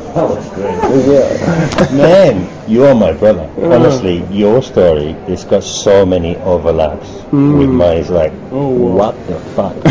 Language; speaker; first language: English; early bilingual, other home language; German